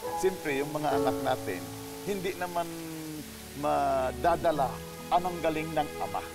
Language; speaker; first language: Filipino; native; Filipino